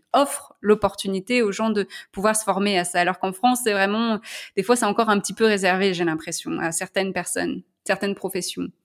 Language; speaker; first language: French; native; French